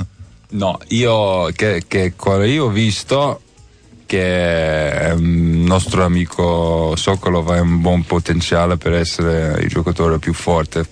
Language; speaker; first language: Italian; non-native, learner; Dutch